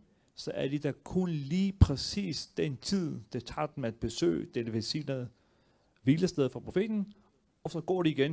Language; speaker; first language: Danish; early bilingual, other home language; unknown